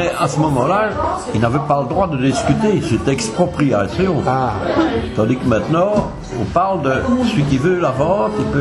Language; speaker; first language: French; native; French